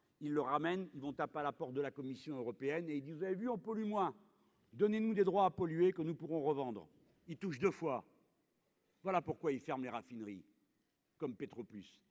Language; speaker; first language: French; native; French